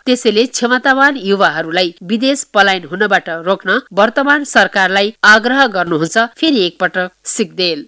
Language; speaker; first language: Nepali; native; Nepali